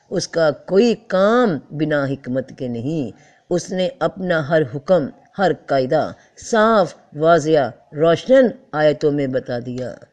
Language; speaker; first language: Urdu; native; Urdu